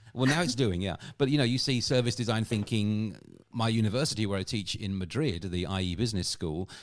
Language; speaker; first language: English; native; English